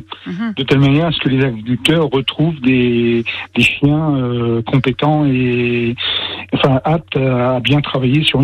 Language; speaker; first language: French; native; French